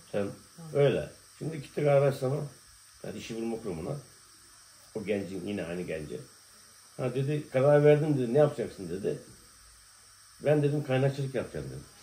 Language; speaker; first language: Turkish; native; Turkish